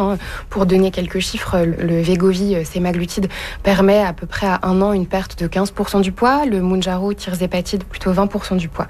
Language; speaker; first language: French; native; French